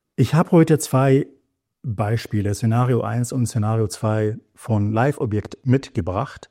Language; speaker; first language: German; native; German